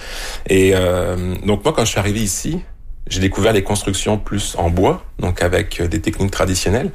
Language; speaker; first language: French; native; French